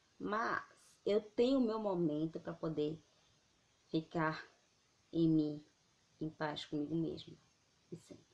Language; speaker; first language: Portuguese; native; Portuguese